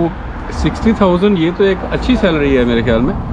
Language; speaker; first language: Hindi; native; Hindi